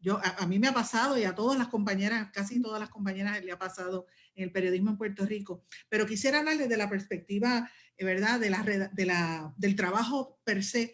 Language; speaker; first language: Spanish; native; Spanish